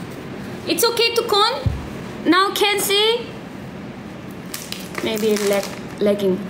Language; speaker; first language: English; non-native, learner; Thai